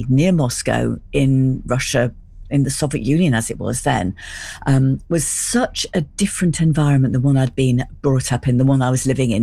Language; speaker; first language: English; native; English